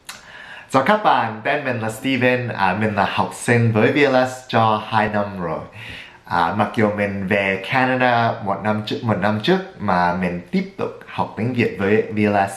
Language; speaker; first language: Vietnamese; non-native, learner; English